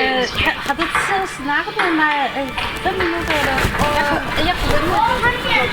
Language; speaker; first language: Danish; non-native, learner; Chinese